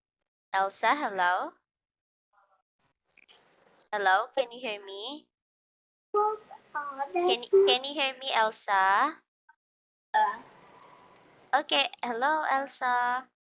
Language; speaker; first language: English; non-native, fluent; Filipino